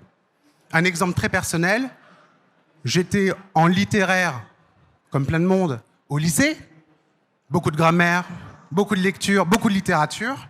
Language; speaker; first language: French; native; French